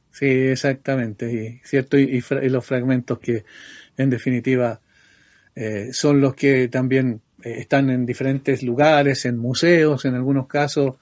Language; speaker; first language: Spanish; native; Spanish